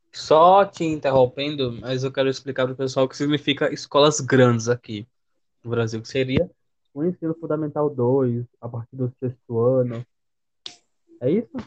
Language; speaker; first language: Portuguese; native; Portuguese